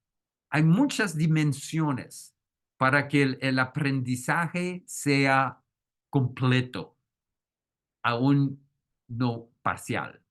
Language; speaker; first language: Spanish; non-native, fluent; French